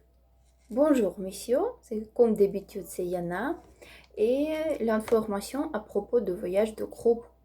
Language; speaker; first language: French; non-native, learner; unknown